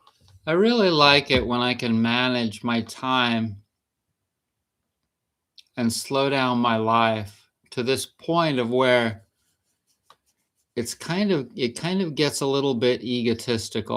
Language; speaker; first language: English; native; English